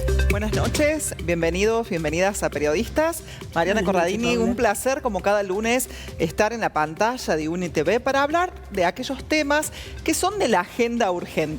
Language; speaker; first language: Spanish; native; Spanish